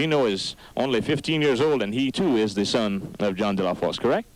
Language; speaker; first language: English; early bilingual, other home language; French